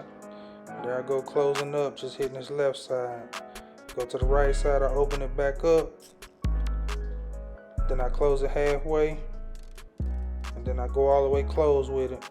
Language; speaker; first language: English; native; English